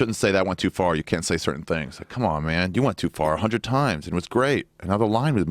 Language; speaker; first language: English; native; English